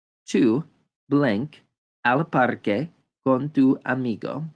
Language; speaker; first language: Spanish; non-native, fluent; English